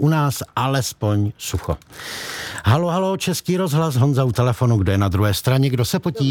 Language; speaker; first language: Czech; native; Czech